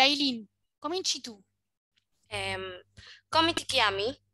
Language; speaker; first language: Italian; non-native, learner; Spanish